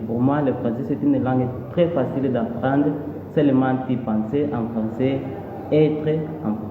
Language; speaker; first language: French; non-native, learner; Portuguese